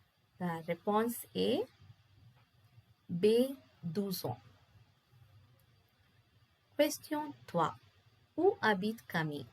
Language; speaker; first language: French; non-native, fluent; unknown